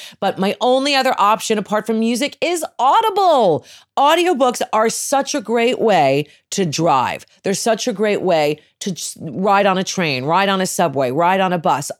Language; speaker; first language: English; native; English